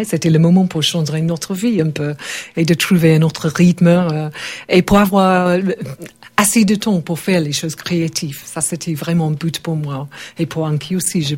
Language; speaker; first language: French; non-native, learner; English